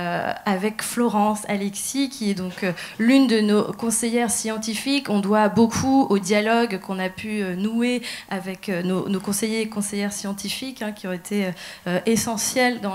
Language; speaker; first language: French; native; French